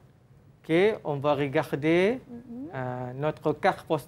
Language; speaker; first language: French; non-native, fluent; Malay